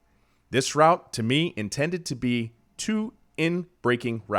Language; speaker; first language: English; native; English